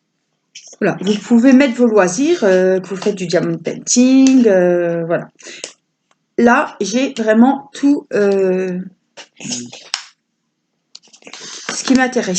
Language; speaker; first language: French; native; French